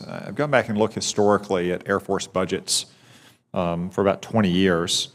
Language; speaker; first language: English; native; English